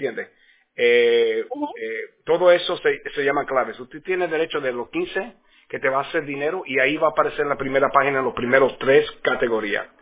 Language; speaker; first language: Spanish; early bilingual, heritage; Spanish